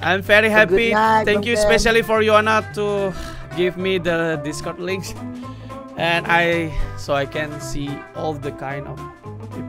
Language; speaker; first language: English; non-native, learner; Indonesian